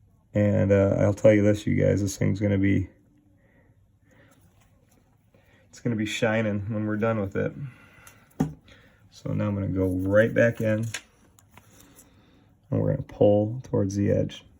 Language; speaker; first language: English; native; English